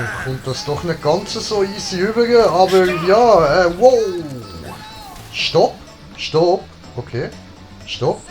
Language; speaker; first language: German; native; German